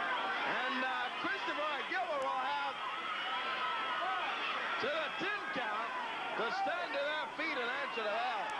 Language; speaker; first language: English; native; English